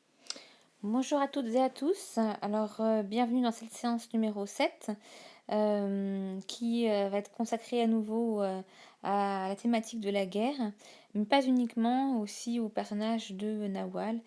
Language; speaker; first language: French; native; French